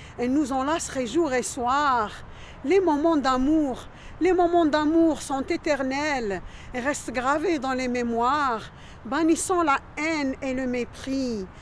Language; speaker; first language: French; non-native, local second language; Arabic